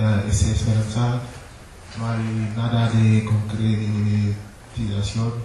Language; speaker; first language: Spanish; non-native, learner; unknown